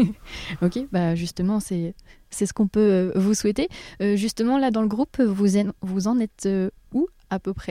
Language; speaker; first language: French; native; French